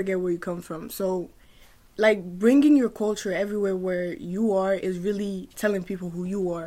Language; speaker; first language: English; non-native, fluent; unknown